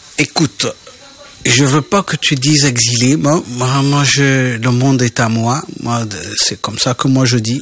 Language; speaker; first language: French; non-native, local second language; Kinyarwanda